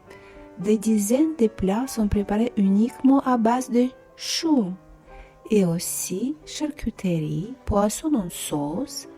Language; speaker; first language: French; non-native, fluent; Russian